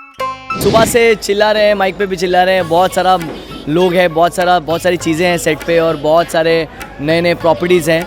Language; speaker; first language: Hindi; native; Hindi